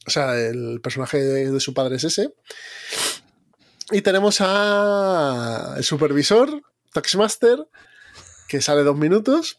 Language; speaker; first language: Spanish; native; Spanish